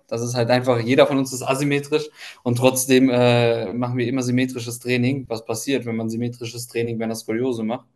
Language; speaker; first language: German; early bilingual, other home language; Ukrainian